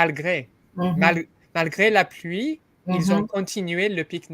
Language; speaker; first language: French; non-native, learner; English